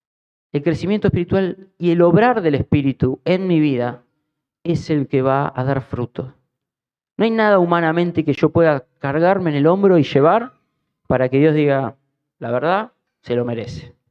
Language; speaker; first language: Spanish; native; Spanish